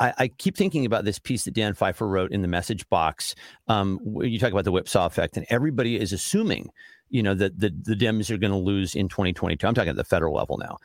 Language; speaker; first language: English; native; English